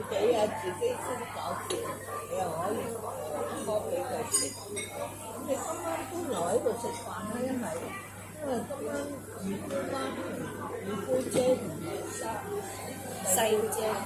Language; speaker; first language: Cantonese; native; Cantonese